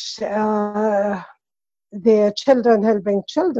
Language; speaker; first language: English; non-native, learner; Arabic